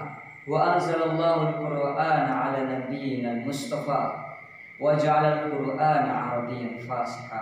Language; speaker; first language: Arabic; non-native, learner; Indonesian